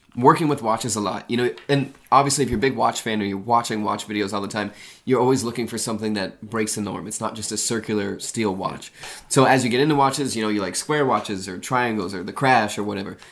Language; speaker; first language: English; native; English